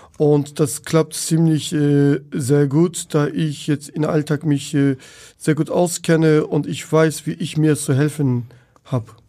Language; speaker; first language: German; non-native, fluent; Turkish